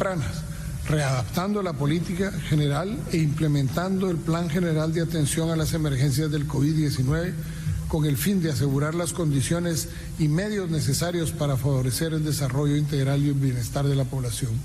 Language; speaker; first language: Spanish; native; Spanish